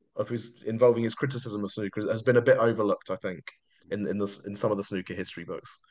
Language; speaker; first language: English; native; English